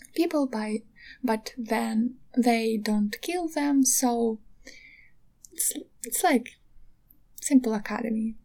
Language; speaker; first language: English; non-native, learner; Ukrainian